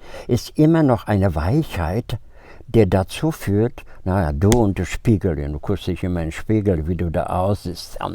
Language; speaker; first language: German; non-native, fluent; Polish